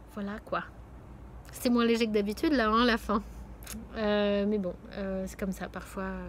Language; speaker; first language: French; native; French